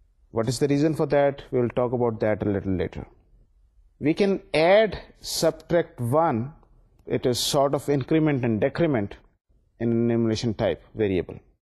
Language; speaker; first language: English; non-native, local second language; Urdu